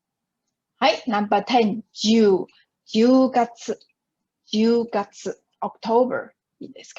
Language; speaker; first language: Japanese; non-native, fluent; Chinese